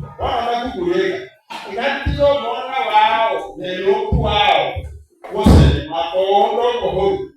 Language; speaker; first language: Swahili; non-native, local second language; Gusii